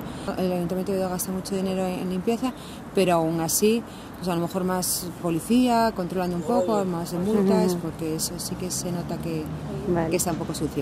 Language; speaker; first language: Spanish; native; Spanish